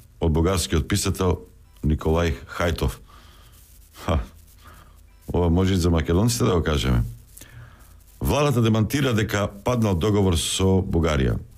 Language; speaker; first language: Macedonian; native; Macedonian